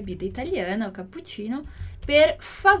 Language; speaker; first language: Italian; non-native, fluent; Portuguese